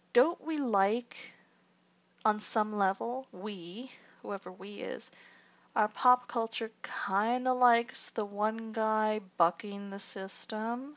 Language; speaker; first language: English; native; English